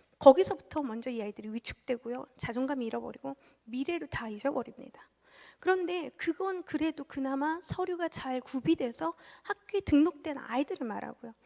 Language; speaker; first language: Korean; early bilingual, heritage; Korean